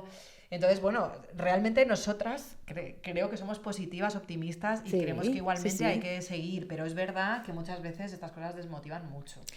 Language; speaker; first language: Spanish; native; Spanish